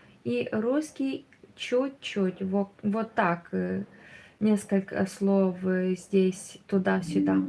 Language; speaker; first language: Russian; non-native, learner; Romanian